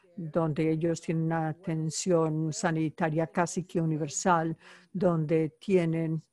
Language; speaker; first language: Spanish; non-native, fluent; Bulgarian